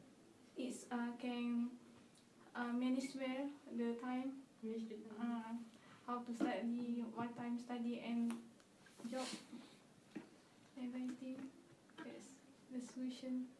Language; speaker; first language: English; non-native, local second language; Malay